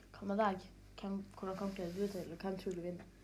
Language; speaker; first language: Norwegian; native; Norwegian